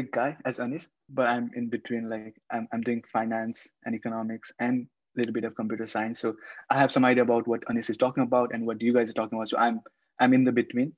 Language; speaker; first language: English; non-native, local second language; Nepali